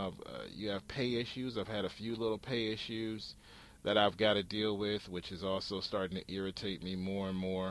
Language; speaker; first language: English; native; English